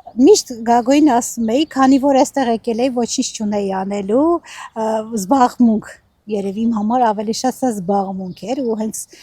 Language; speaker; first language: Armenian; native; Armenian